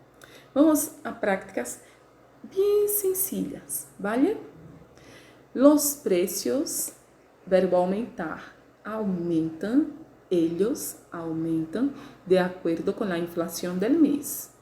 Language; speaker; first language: Spanish; non-native, fluent; Portuguese